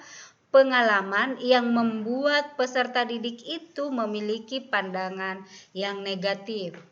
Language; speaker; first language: Indonesian; native; Indonesian